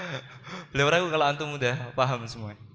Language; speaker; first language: Indonesian; native; Indonesian